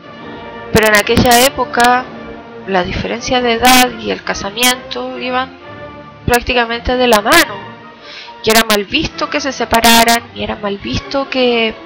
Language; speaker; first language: Spanish; native; Spanish